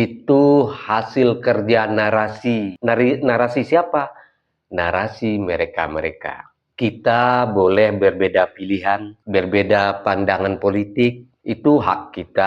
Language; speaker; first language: Indonesian; native; Indonesian